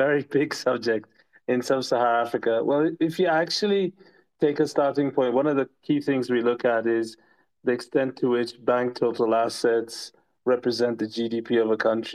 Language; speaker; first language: English; non-native, local second language; Ganda